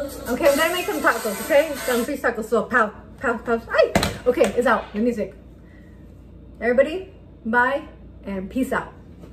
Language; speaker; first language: English; early bilingual, other home language; Spanish